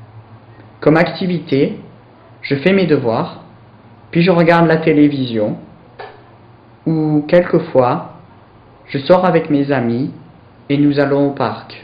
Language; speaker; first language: French; non-native, learner; English